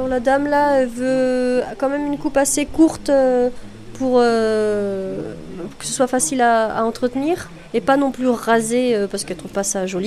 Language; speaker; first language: French; native; French